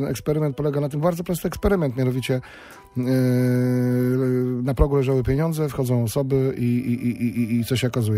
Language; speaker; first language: Polish; native; Polish